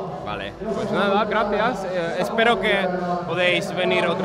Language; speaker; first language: Spanish; non-native, learner; Finnish